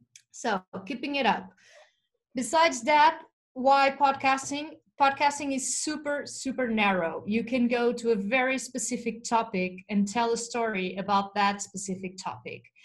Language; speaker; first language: English; non-native, fluent; Portuguese